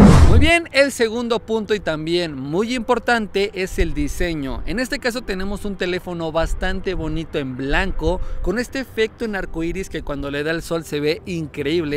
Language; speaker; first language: Spanish; native; Spanish